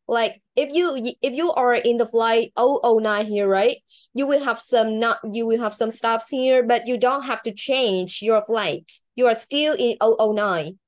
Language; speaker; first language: English; non-native, learner; Vietnamese